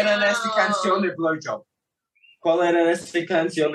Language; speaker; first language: Spanish; non-native, learner; English